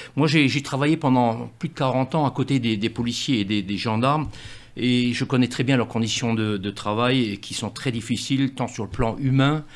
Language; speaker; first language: French; native; French